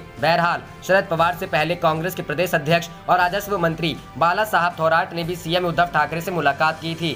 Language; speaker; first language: Hindi; native; Hindi